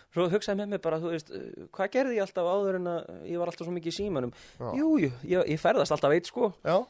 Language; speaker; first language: Icelandic; early bilingual, heritage; Icelandic